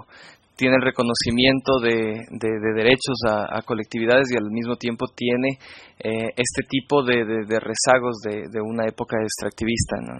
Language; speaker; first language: Spanish; native; Spanish